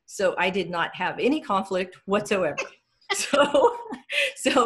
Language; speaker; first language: English; native; English